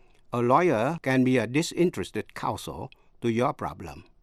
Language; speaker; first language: English; non-native, fluent; Vietnamese